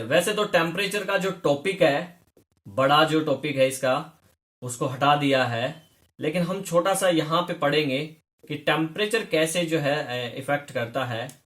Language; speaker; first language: Hindi; native; Hindi